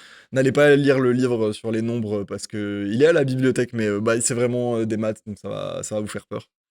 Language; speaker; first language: French; native; French